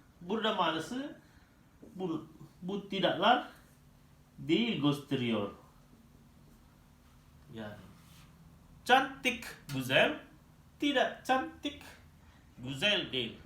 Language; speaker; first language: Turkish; non-native, learner; Indonesian